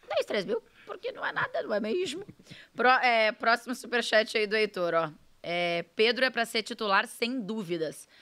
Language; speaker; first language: Portuguese; native; Portuguese